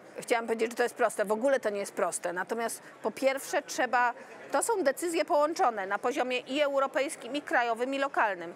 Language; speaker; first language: Polish; native; Polish